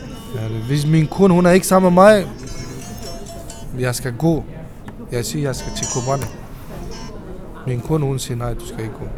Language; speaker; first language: Danish; non-native, learner; Kurdish